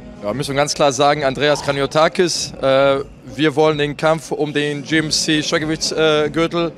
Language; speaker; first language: German; native; German